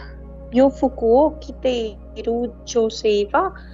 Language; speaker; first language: Japanese; non-native, learner; Hindi